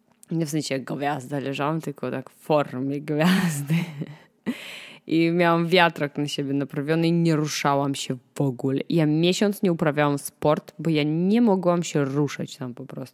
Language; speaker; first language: Polish; non-native, fluent; Russian